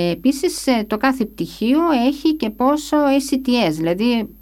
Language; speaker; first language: Greek; early bilingual, other home language; English